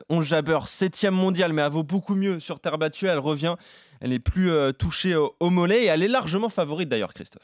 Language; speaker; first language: French; native; French